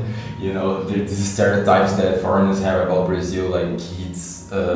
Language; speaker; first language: English; non-native, fluent; Portuguese